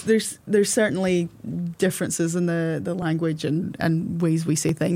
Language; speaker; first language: English; native; English